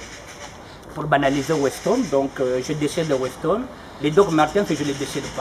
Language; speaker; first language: French; non-native, local second language; Lingala